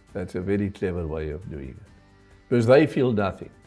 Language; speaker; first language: English; non-native, local second language; Afrikaans